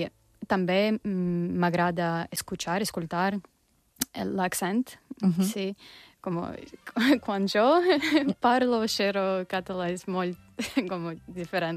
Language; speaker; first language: Catalan; non-native, learner; English